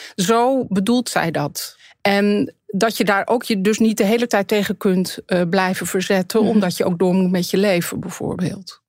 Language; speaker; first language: Dutch; native; Dutch